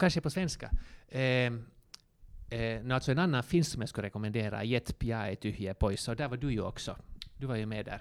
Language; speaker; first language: Swedish; non-native, local second language; Finnish